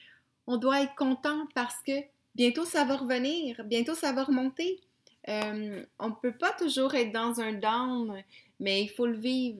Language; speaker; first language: French; native; French